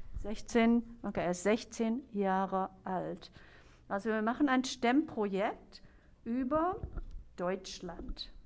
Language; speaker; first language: German; non-native, fluent; English